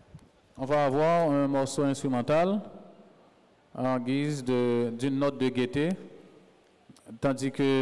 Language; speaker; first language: French; non-native, local second language; Haitian Creole